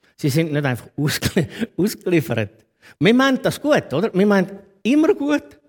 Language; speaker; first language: German; native; German